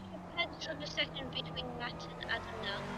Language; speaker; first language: English; native; English